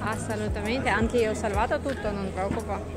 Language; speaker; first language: Italian; non-native, learner; Russian